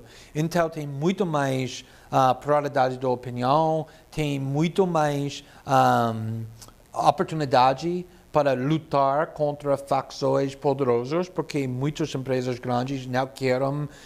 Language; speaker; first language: Portuguese; non-native, fluent; English